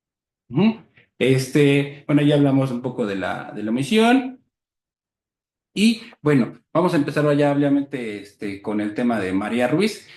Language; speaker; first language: Spanish; native; Spanish